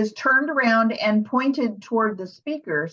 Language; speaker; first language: English; native; English